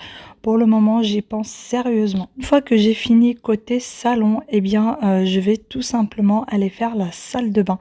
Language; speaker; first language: French; native; French